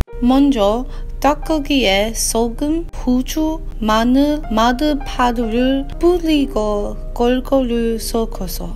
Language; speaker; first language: Korean; non-native, learner; English